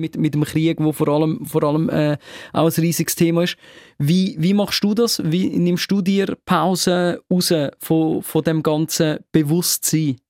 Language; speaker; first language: German; native; German